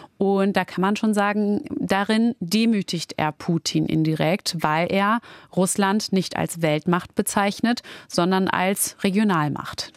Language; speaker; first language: German; native; German